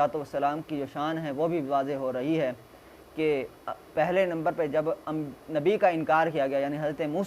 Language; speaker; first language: Urdu; native; Urdu